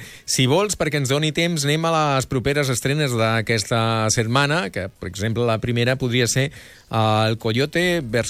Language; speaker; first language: Catalan; native; Catalan